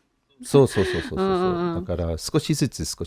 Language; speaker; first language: Japanese; non-native, fluent; English